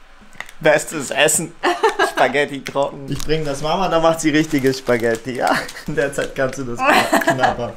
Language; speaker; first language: German; native; German